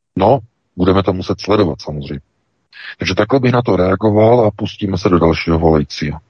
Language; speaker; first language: Czech; native; Czech